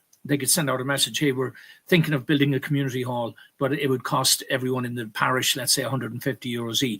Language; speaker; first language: English; native; English